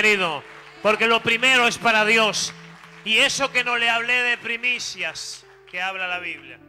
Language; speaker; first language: Spanish; native; Spanish